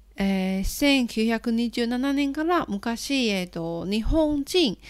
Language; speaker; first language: Japanese; non-native, fluent; Chinese